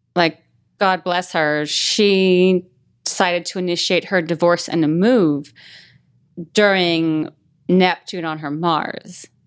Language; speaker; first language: English; native; English